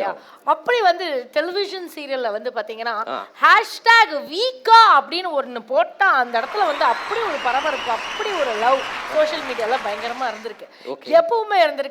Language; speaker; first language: Tamil; native; Tamil